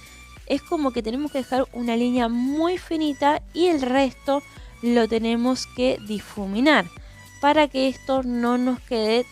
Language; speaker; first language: Spanish; native; Spanish